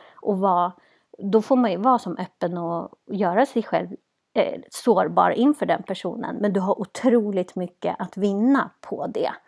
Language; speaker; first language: Swedish; native; Swedish